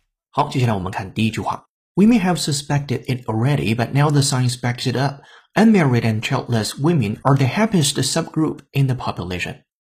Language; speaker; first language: English; non-native, fluent; Chinese